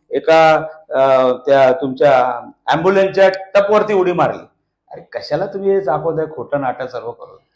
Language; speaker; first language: Marathi; native; Marathi